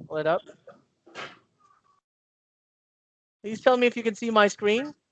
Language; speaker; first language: English; non-native, local second language; Filipino